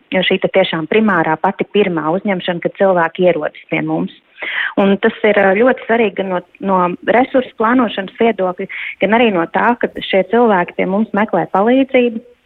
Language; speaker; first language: Latvian; native; Latvian